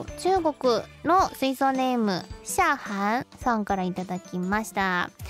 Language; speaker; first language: Japanese; non-native, fluent; Chinese